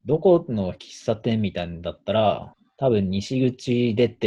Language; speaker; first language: Japanese; native; Japanese